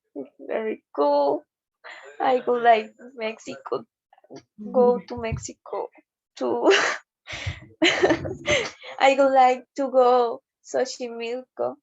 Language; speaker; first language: English; non-native, learner; Spanish